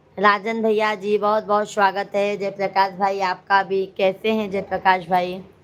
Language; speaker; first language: Hindi; native; Hindi